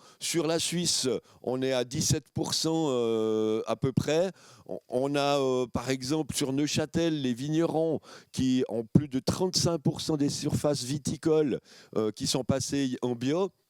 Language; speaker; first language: French; native; French